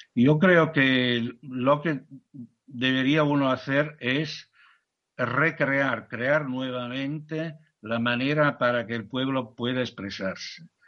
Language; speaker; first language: Spanish; non-native, fluent; Italian